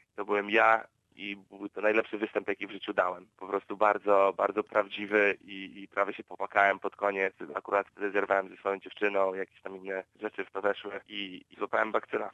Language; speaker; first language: Polish; native; Polish